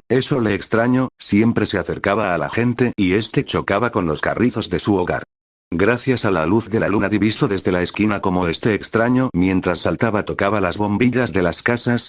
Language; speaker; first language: Spanish; native; Spanish